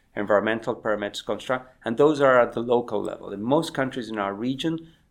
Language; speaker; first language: English; non-native, fluent; Spanish